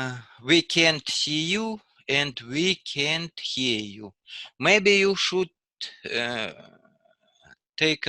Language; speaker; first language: English; non-native, learner; Russian